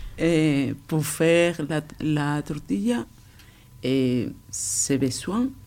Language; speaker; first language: French; non-native, learner; Spanish